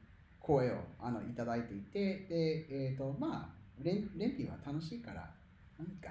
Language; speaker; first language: Japanese; non-native, fluent; English